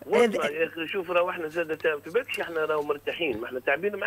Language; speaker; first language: Arabic; native; Arabic